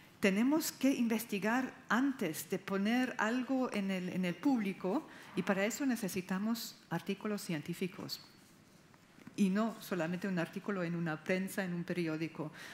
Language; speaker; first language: Spanish; non-native, fluent; German